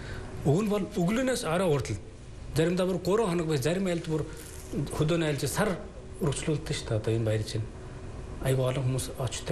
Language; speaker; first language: Mongolian; non-native, fluent; Turkish